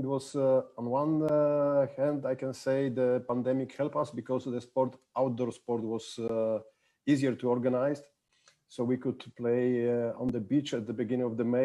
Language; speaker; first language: English; non-native, fluent; Polish